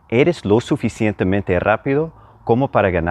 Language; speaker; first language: Spanish; non-native, fluent; English